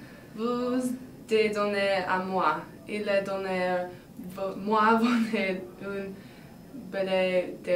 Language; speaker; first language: French; non-native, learner; English